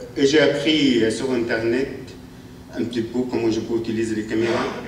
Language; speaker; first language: French; non-native, learner; Arabic